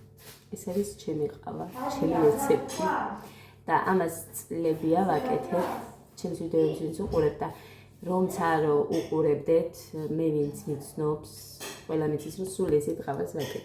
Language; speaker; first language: Georgian; native; Georgian